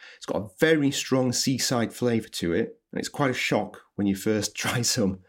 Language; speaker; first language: English; native; English